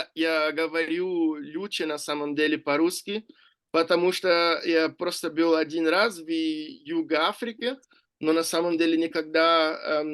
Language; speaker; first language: Russian; non-native, learner; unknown